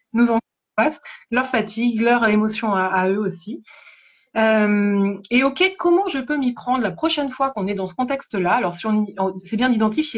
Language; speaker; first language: French; native; French